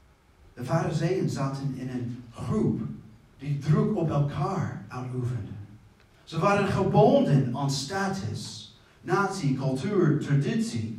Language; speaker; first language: Dutch; non-native, fluent; English